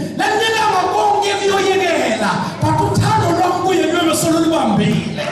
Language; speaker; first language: Zulu; non-native, local second language; Swati